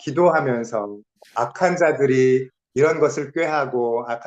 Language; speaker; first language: Korean; native; Korean